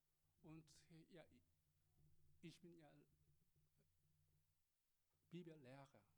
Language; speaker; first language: German; non-native, learner; Korean